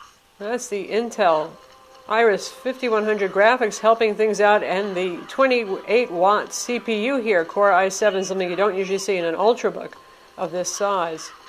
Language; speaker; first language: English; native; English